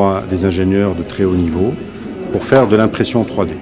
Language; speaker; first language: French; non-native, local second language; Arabic